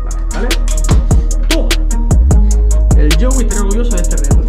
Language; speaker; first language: Spanish; native; Spanish